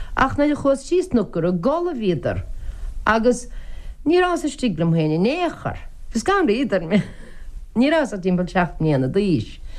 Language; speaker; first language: Irish; native; Irish